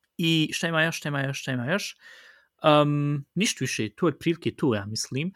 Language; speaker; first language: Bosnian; early bilingual, heritage; Bosnian